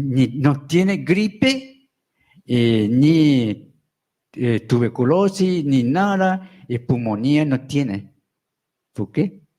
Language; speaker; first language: Spanish; non-native, local second language; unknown